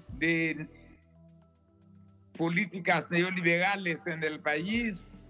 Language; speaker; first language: Spanish; non-native, fluent; Haitian Creole